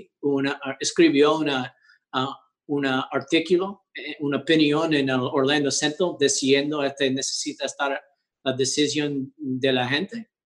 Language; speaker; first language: Spanish; early bilingual, heritage; English